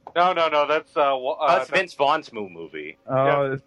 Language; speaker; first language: English; native; English